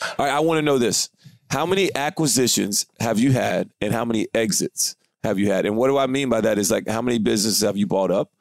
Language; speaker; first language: English; native; English